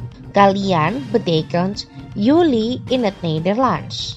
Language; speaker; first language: Dutch; non-native, fluent; Indonesian